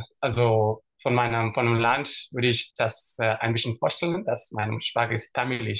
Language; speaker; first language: German; non-native, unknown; Tamil